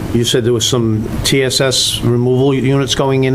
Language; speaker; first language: English; native; English